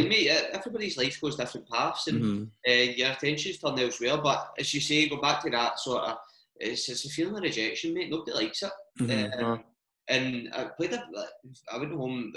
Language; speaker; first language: English; native; English